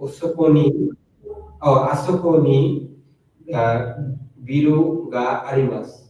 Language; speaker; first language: Japanese; non-native, learner; Bangla